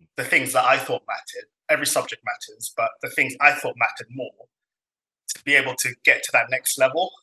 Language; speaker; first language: English; non-native, fluent; Somali